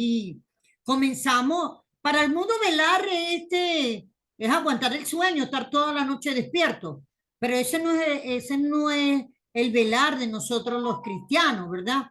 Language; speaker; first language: Spanish; native; Spanish